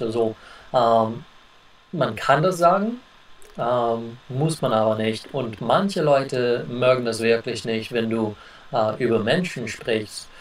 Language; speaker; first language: German; non-native, fluent; English